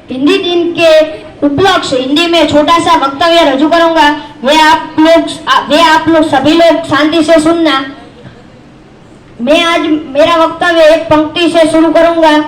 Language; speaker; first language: Hindi; non-native, local second language; Gujarati